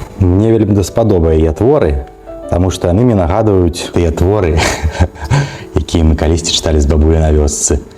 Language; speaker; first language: Belarusian; native; Belarusian